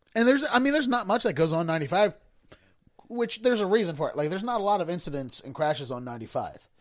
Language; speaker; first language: English; native; English